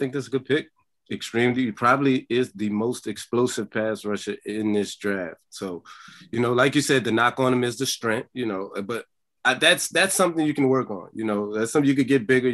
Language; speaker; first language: English; native; English